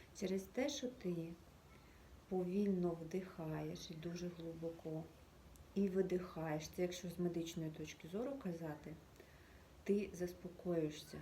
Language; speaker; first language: Ukrainian; native; Ukrainian